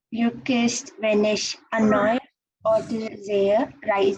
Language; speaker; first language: German; non-native, learner; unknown